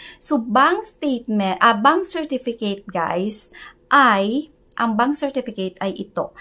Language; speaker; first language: Filipino; non-native, local second language; Hiligaynon